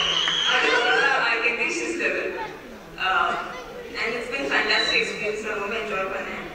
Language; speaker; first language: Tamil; non-native, learner; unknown